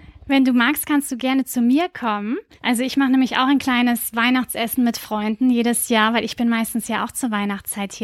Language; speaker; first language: German; native; German